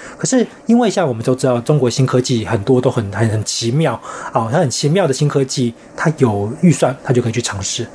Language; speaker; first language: Chinese; native; Chinese